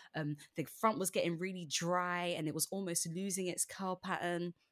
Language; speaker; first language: English; native; English